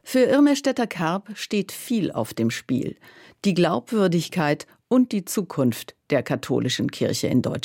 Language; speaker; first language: German; native; German